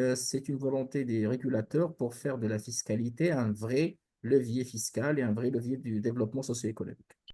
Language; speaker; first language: French; non-native, local second language; Arabic